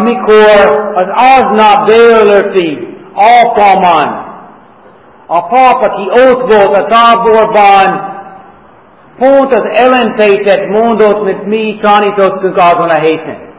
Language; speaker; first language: Hungarian; non-native, learner; English